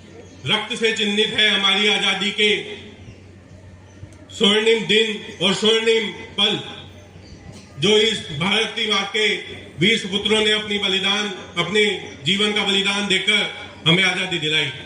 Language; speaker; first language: Hindi; native; Hindi